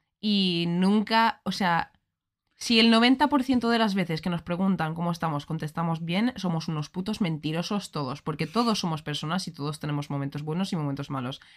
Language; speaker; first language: Spanish; native; Spanish